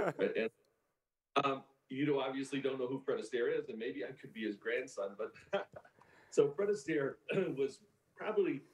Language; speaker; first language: English; native; English